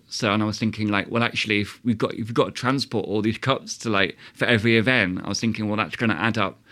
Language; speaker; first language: English; native; English